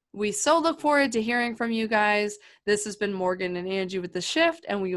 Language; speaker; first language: English; native; English